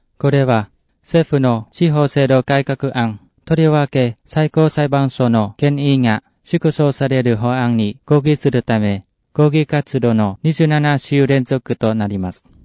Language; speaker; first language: Japanese; non-native, fluent; Vietnamese